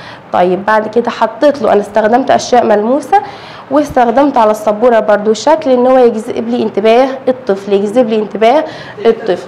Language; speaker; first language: Arabic; native; Arabic